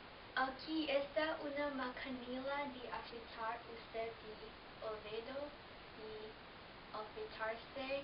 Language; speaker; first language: Spanish; non-native, learner; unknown